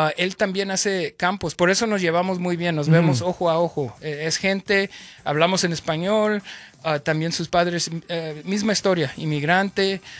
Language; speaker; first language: Spanish; early bilingual, heritage; Spanish